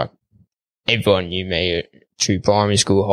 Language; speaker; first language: English; native; English